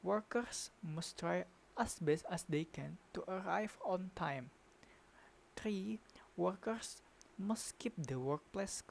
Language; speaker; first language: English; non-native, learner; Indonesian